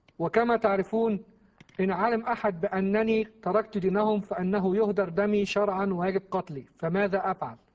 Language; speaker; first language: Arabic; native; Arabic